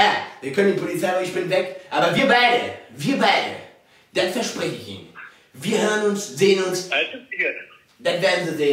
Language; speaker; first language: German; native; German